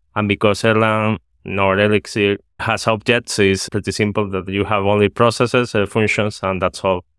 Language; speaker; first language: English; non-native, fluent; Spanish